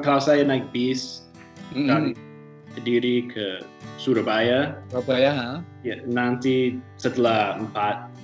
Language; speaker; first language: Indonesian; non-native, learner; English